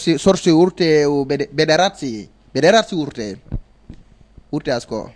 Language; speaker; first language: Basque; non-native, learner; Wolof